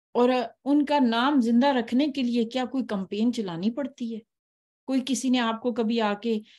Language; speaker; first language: Hindi; native; Hindi